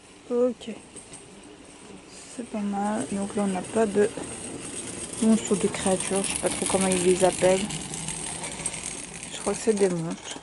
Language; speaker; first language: French; native; French